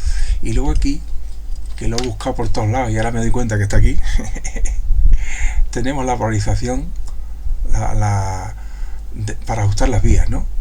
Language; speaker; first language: Spanish; native; Spanish